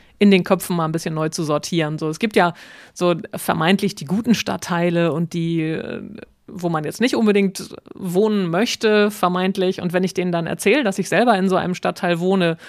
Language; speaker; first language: German; native; German